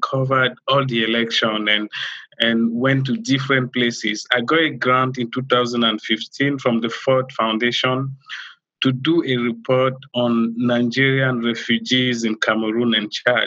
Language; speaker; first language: English; non-native, local second language; French